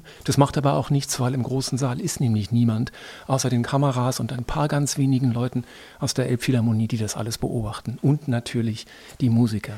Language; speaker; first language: German; native; German